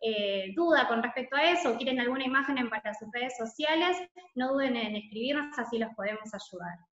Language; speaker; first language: Spanish; native; Spanish